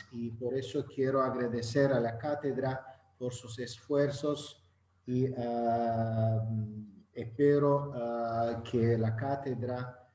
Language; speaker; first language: Spanish; non-native, learner; Azerbaijani